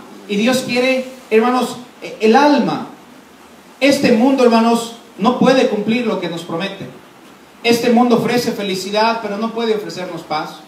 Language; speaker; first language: Spanish; native; Spanish